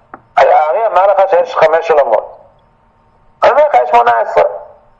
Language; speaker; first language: Hebrew; native; Hebrew